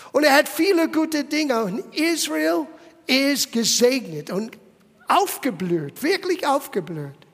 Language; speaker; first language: German; non-native, fluent; English